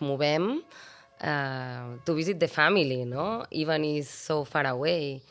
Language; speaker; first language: English; non-native, fluent; Catalan